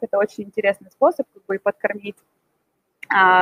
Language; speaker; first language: Russian; native; Russian